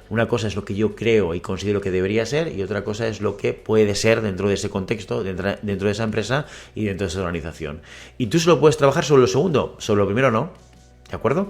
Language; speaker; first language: Spanish; native; Spanish